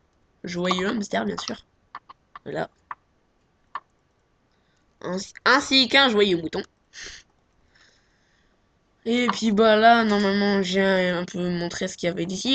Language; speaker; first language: French; native; French